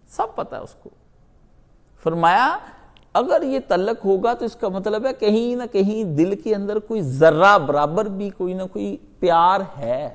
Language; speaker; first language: Urdu; non-native, local second language; Punjabi